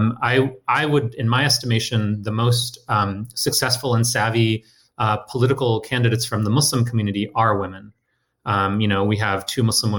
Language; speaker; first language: English; native; English